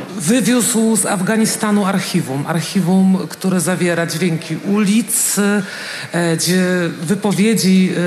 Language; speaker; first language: Polish; native; Polish